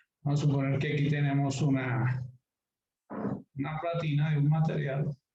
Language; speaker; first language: Spanish; native; Spanish